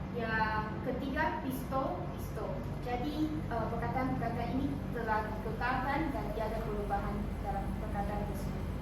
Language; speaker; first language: Malay; non-native, local second language; Chinese